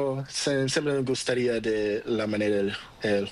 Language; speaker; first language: Spanish; non-native, learner; Portuguese